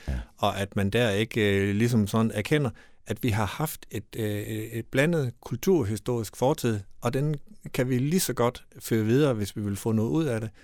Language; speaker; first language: Danish; native; Danish